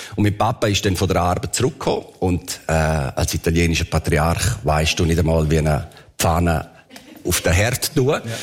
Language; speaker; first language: German; early bilingual, other home language; Italian